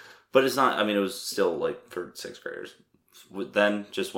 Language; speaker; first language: English; native; English